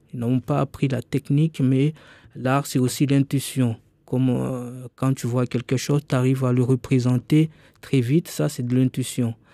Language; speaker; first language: French; non-native, local second language; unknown